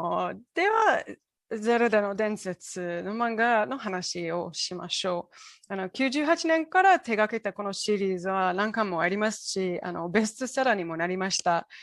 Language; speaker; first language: Japanese; non-native, fluent; English